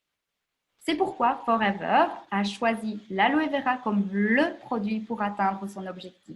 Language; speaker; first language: French; native; French